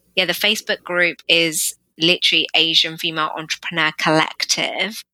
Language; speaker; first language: English; native; English